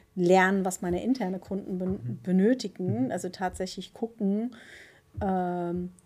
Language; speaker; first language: German; non-native, fluent; Dutch